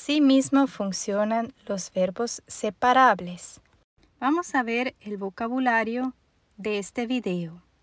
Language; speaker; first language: Spanish; non-native, fluent; German